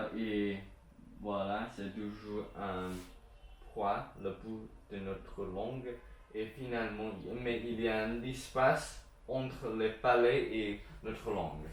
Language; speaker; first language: French; non-native, learner; Chinese